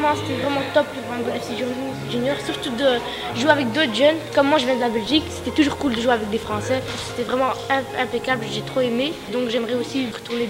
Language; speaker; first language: French; native; French